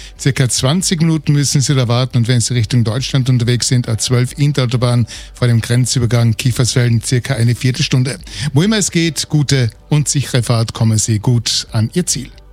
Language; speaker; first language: German; native; German